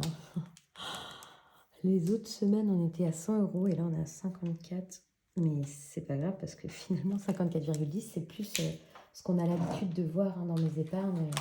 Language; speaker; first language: French; native; French